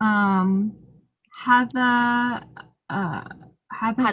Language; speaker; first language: Arabic; non-native, learner; English